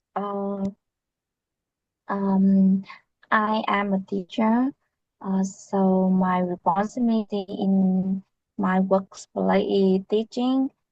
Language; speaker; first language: English; non-native, learner; Vietnamese